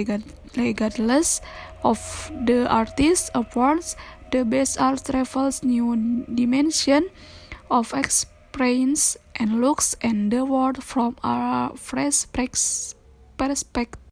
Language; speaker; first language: English; non-native, learner; Indonesian